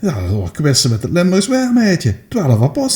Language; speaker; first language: Dutch; native; Dutch